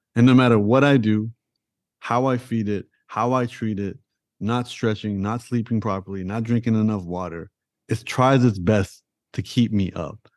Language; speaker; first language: English; early bilingual, other home language; Punjabi